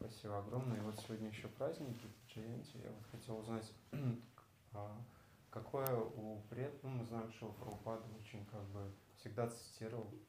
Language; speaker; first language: Russian; native; Russian